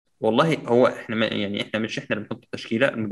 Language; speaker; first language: Arabic; native; Arabic